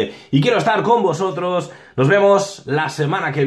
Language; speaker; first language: Spanish; native; Spanish